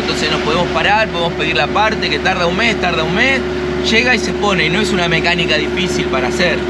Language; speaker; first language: Spanish; native; Spanish